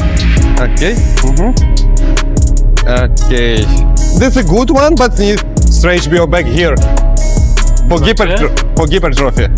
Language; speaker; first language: English; non-native, learner; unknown